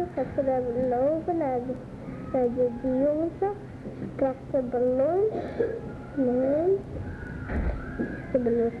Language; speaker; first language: Dutch; early bilingual, other home language; Arabic